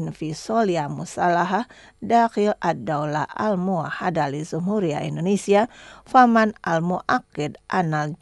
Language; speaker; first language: Arabic; non-native, fluent; Indonesian